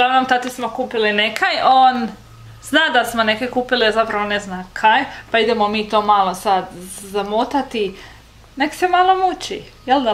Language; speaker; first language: Serbian; native; Serbian